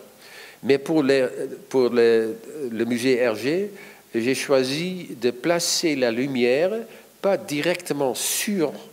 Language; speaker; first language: French; non-native, fluent; Dutch